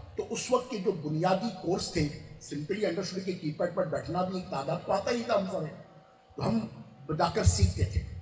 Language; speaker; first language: Urdu; non-native, local second language; Sindhi